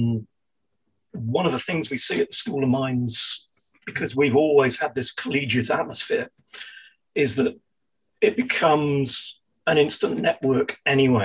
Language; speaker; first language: English; native; English